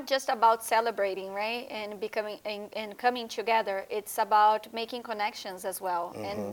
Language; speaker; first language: English; non-native, fluent; Portuguese